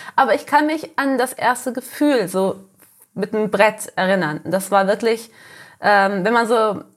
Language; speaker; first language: German; early bilingual, heritage; Portuguese